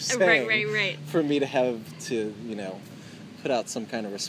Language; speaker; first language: English; native; English